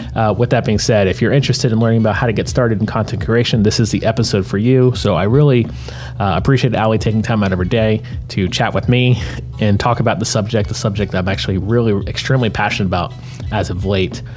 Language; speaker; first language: English; native; English